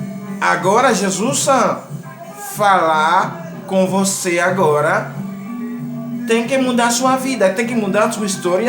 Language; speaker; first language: Portuguese; non-native, learner; Haitian Creole